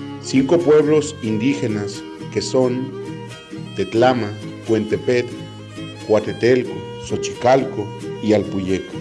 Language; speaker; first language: Spanish; native; Spanish